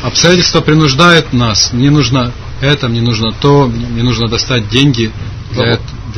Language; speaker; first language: Russian; native; Russian